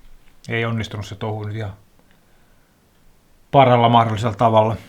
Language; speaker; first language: Finnish; native; Finnish